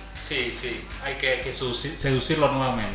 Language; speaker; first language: Spanish; native; Spanish